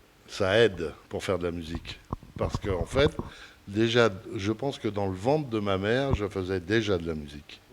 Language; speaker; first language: French; early bilingual, other home language; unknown